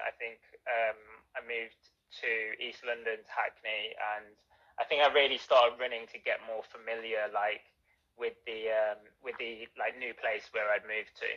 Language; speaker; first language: English; native; English